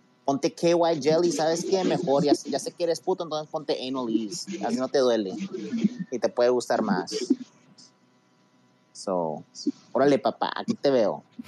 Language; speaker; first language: Spanish; early bilingual, heritage; Spanish